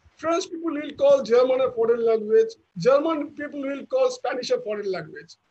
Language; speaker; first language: English; non-native, local second language; Bangla